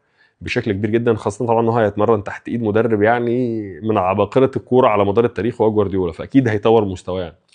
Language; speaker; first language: Arabic; native; Arabic